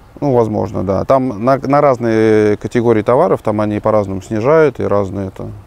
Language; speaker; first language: Russian; native; Russian